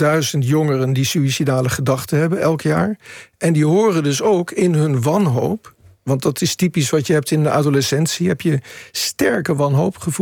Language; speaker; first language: Dutch; native; Dutch